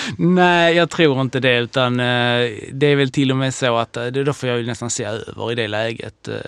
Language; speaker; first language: Swedish; early bilingual, other home language; Hebrew